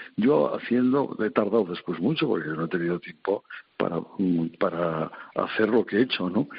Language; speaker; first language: Spanish; native; Spanish